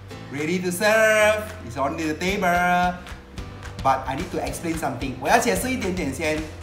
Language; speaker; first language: English; non-native, local second language; Chinese